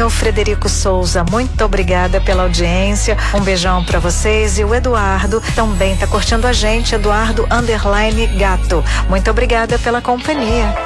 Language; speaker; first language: Portuguese; native; Portuguese